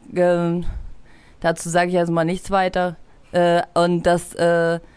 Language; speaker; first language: German; native; German